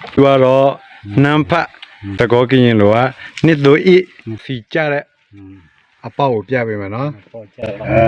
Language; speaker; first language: Burmese; non-native, local second language; S'gaw Karen